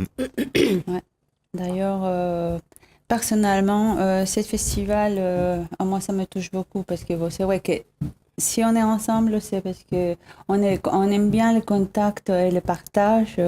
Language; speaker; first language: French; non-native, fluent; Spanish